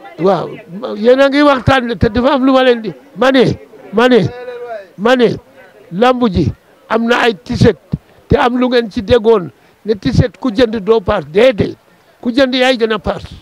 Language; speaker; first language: Wolof; non-native, local second language; Serer